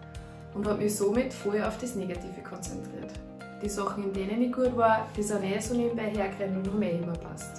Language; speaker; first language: German; native; German